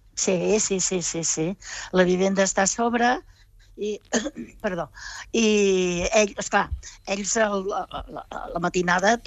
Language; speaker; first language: Catalan; native; Catalan